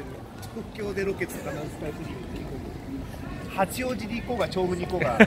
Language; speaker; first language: Japanese; native; Japanese